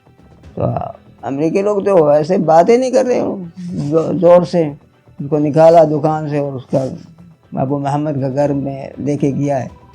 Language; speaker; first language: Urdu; non-native, local second language; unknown